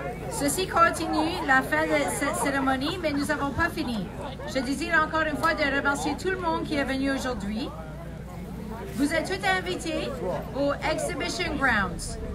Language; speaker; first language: French; native; French